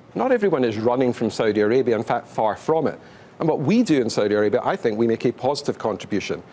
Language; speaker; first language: English; native; English